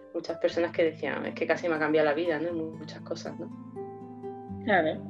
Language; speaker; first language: Spanish; native; Spanish